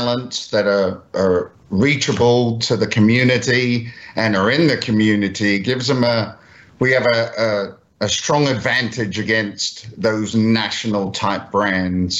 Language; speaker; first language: English; native; English